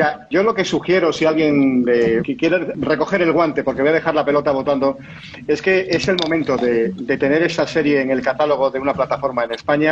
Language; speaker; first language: Spanish; native; Spanish